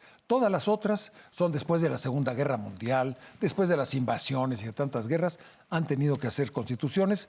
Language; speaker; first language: Spanish; native; Spanish